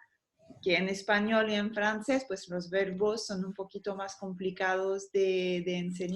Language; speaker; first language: Spanish; non-native, fluent; French